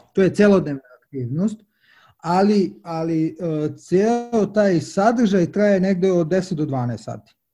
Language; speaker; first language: Serbian; native; Serbian